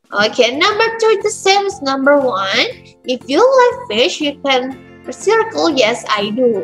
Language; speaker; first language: English; non-native, fluent; Indonesian